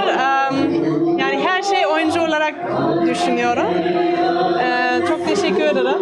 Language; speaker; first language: Turkish; non-native, fluent; German